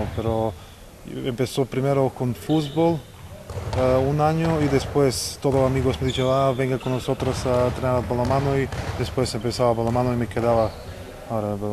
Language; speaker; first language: Spanish; non-native, learner; Serbian